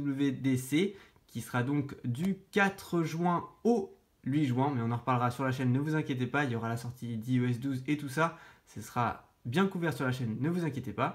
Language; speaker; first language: French; native; French